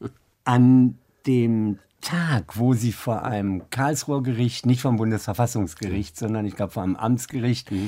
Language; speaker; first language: German; native; German